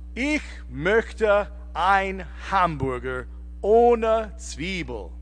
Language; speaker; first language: German; non-native, learner; English